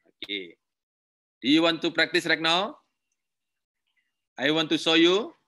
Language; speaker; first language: English; non-native, learner; Indonesian